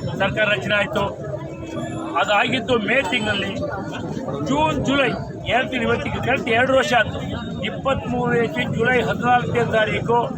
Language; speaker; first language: Kannada; native; Kannada